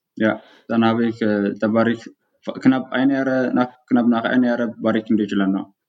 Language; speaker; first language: German; non-native, fluent; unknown